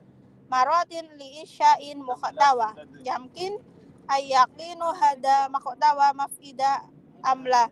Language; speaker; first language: Arabic; non-native, learner; Indonesian